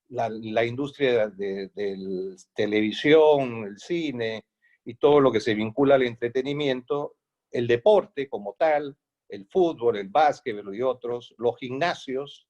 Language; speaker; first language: Spanish; native; Spanish